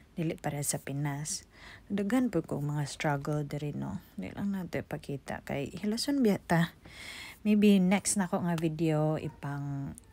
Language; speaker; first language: Cebuano; native; Cebuano